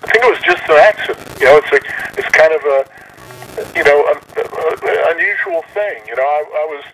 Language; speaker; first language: English; native; English